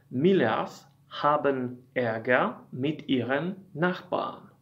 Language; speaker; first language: German; non-native, fluent; Polish